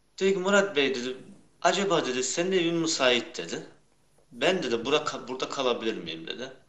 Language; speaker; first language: Turkish; early bilingual, heritage; Turkish